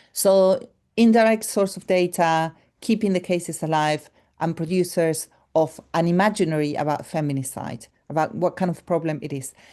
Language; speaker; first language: English; non-native, fluent; Spanish